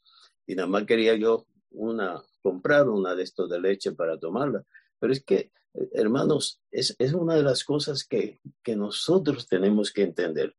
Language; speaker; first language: Spanish; native; Spanish